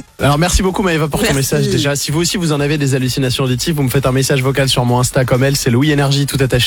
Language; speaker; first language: French; native; French